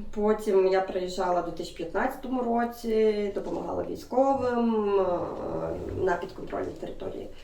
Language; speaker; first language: Ukrainian; non-native, local second language; Russian